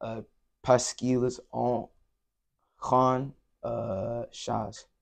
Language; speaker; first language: French; non-native, learner; English